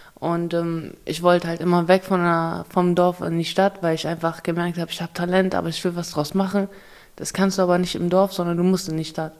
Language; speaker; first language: German; early bilingual, other home language; Russian